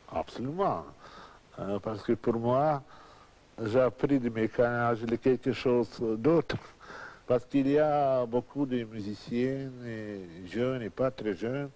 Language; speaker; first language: French; non-native, learner; Russian